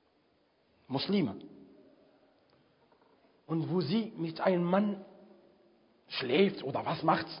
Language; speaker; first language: German; non-native, fluent; Arabic